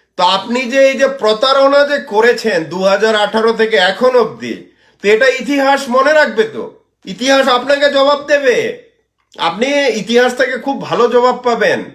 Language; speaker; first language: Bangla; native; Bangla